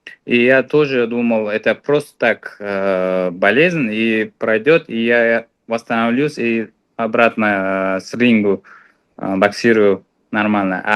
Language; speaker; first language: Russian; non-native, fluent; Uzbek